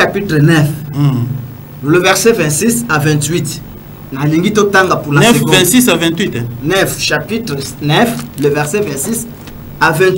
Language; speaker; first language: French; non-native, local second language; Lingala